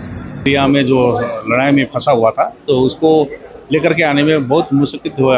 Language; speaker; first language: Hindi; non-native, local second language; Nepali